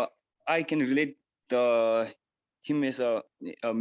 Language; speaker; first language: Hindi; non-native, fluent; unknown